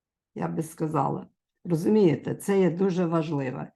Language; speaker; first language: Ukrainian; early bilingual, heritage; Ukrainian